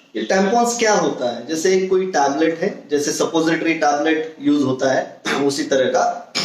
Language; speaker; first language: Hindi; non-native, local second language; Marathi